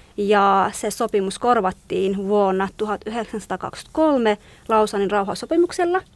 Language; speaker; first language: Finnish; non-native, fluent; Kurdish